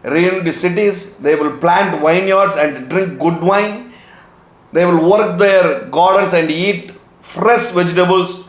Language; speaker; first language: English; non-native, local second language; Tamil